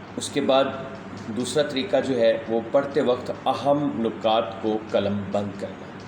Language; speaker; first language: Urdu; native; Urdu